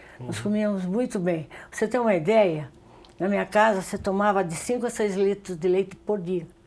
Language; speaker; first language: Portuguese; early bilingual, other home language; Spanish